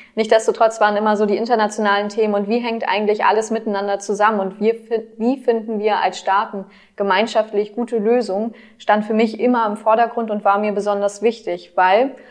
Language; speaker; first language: German; native; German